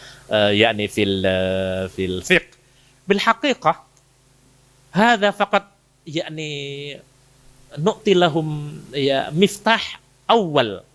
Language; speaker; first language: Arabic; non-native, fluent; Indonesian